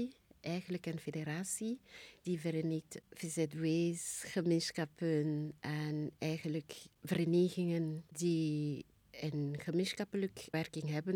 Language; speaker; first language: Dutch; non-native, fluent; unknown